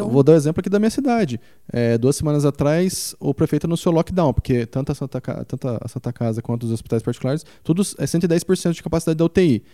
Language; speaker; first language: Portuguese; native; Portuguese